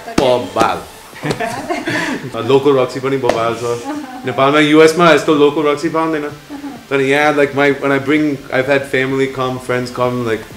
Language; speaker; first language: Nepali; non-native, learner; English